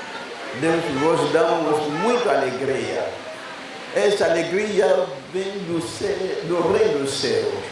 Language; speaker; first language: Portuguese; non-native, learner; Lingala